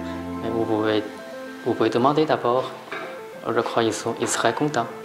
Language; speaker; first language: French; non-native, learner; Chinese